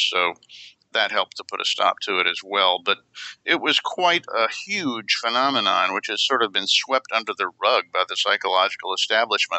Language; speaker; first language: English; native; English